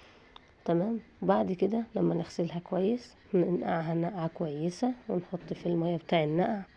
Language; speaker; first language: Arabic; native; Arabic